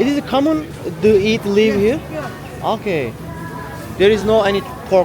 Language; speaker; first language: English; non-native, learner; Turkish